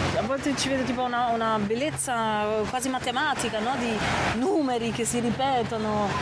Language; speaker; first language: Italian; non-native, fluent; Polish